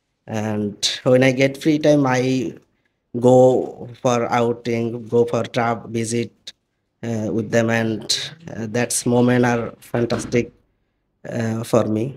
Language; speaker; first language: English; non-native, learner; Bangla